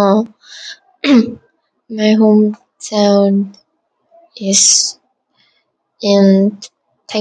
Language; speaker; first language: English; non-native, learner; Vietnamese